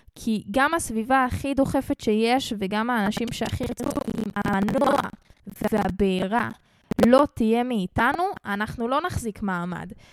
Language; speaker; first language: Hebrew; native; Hebrew